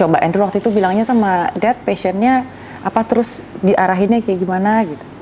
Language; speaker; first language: Indonesian; native; Indonesian